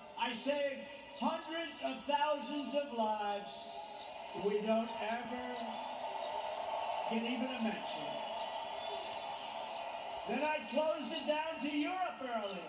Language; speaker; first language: English; native; English